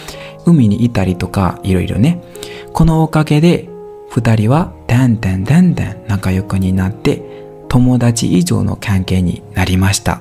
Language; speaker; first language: Japanese; non-native, learner; Burmese